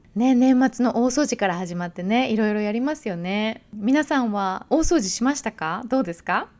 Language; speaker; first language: Japanese; native; Japanese